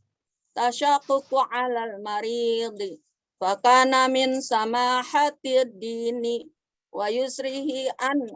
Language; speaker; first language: Arabic; non-native, learner; Indonesian